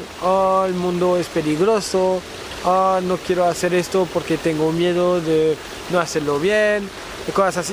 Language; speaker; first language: Spanish; non-native, fluent; French